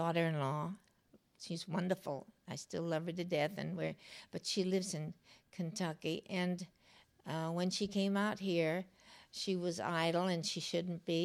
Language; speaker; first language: English; native; English